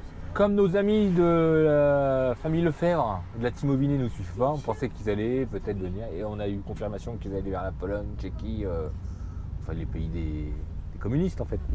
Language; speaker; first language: French; native; French